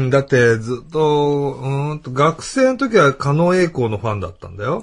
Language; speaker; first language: Japanese; native; Japanese